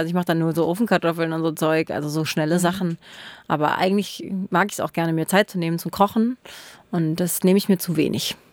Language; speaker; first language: German; native; German